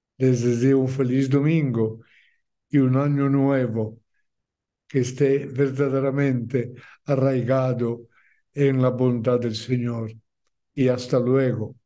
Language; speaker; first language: Spanish; non-native, fluent; Italian